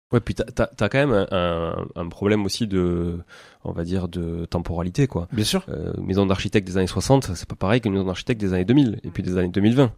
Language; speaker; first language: French; native; French